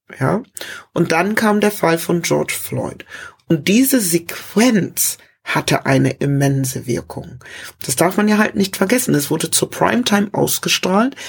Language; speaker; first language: German; early bilingual, other home language; English